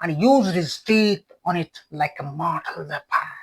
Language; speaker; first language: English; non-native, local second language; Kannada